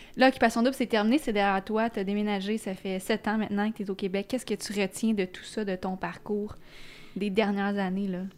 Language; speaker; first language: French; native; French